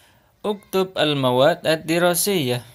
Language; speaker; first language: Arabic; non-native, fluent; Indonesian